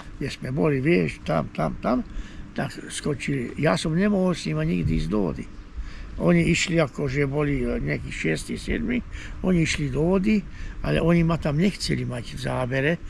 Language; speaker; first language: Slovak; non-native, local second language; Hungarian